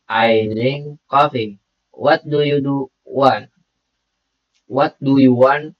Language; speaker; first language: English; non-native, learner; Indonesian